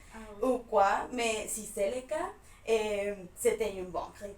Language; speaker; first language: French; non-native, fluent; Spanish